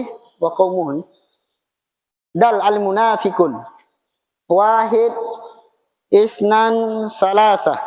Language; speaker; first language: Arabic; non-native, fluent; Indonesian